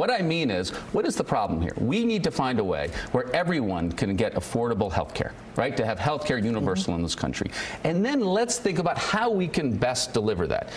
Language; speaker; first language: English; native; English